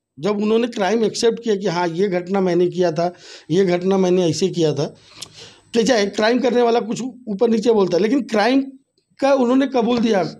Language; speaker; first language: Hindi; native; Hindi